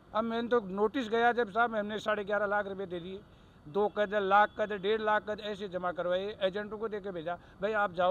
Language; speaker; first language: Hindi; native; Hindi